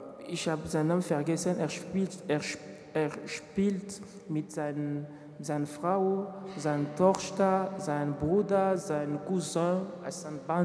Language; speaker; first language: German; non-native, learner; French